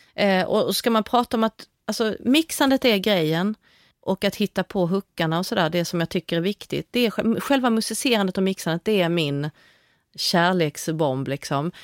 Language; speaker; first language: Swedish; native; Swedish